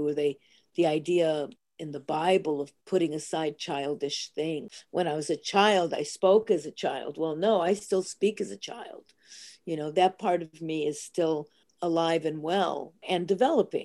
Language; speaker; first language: English; early bilingual, other home language; Italian